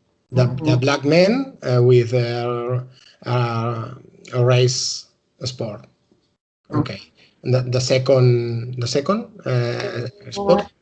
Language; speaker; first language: English; non-native, learner; Spanish